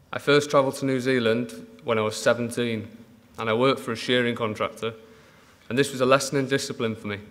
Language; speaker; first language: English; native; English